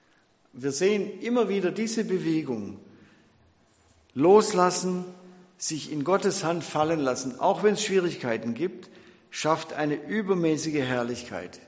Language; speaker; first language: German; native; German